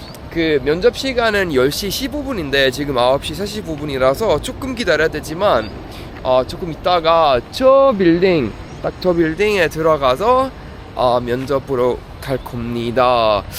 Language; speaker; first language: Korean; native; Korean